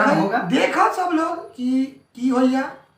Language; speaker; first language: Hindi; native; Hindi